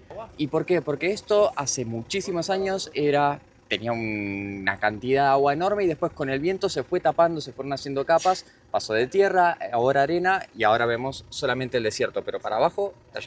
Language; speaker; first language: Spanish; native; Spanish